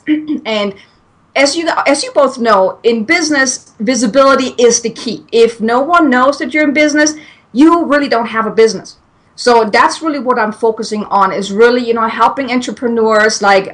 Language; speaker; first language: English; non-native, fluent; German